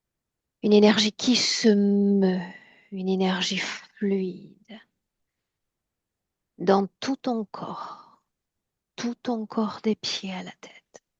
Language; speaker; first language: French; native; French